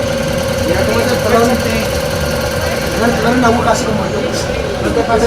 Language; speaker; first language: Spanish; native; Spanish